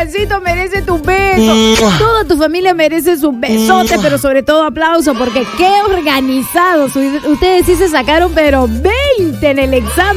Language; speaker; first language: Spanish; native; Spanish